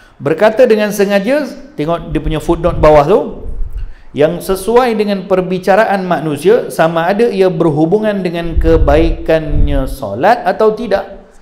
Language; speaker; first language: Malay; native; Malay